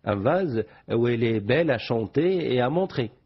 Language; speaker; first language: French; non-native, local second language; Arabic